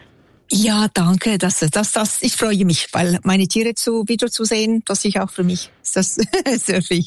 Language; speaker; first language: German; non-native, local second language; French